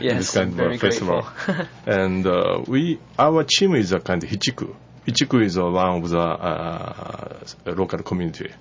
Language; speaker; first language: English; non-native, learner; Japanese